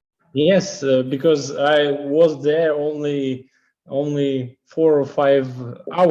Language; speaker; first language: English; non-native, learner; Russian